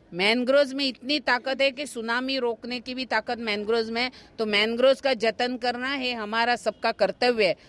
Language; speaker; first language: Hindi; non-native, local second language; Marathi